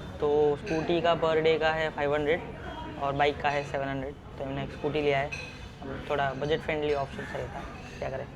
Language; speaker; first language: Hindi; non-native, local second language; Odia